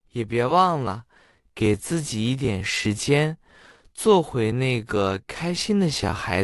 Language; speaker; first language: Chinese; non-native, fluent; English